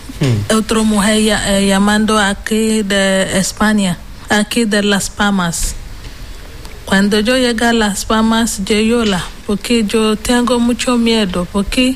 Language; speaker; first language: Spanish; non-native, learner; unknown